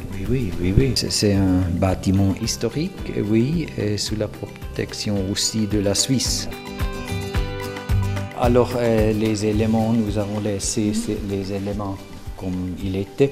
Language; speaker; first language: French; non-native, fluent; German